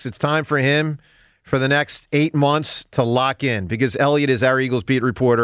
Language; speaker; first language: English; native; English